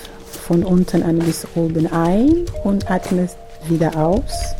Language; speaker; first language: German; non-native, fluent; Portuguese